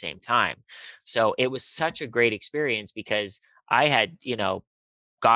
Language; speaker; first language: English; native; English